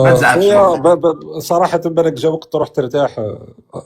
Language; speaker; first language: Arabic; native; Arabic